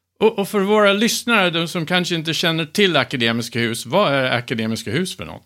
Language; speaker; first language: Swedish; non-native, fluent; English